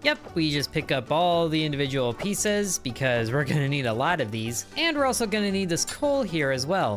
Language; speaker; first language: English; native; English